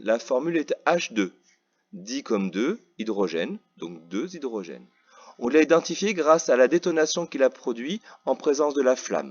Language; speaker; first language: French; native; French